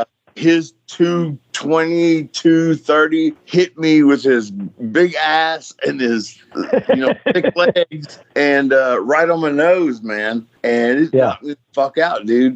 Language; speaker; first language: English; native; English